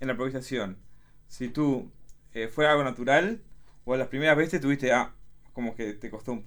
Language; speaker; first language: Spanish; native; Spanish